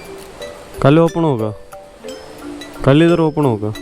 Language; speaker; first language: Hindi; non-native, local second language; Malayalam